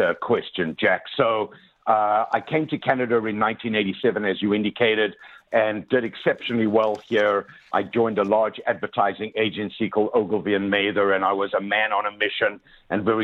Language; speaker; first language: English; native; English